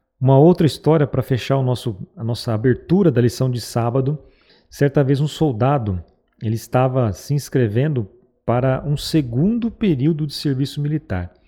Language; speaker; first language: Portuguese; native; Portuguese